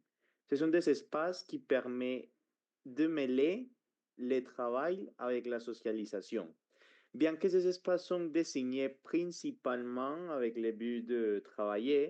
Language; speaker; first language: French; non-native, fluent; Spanish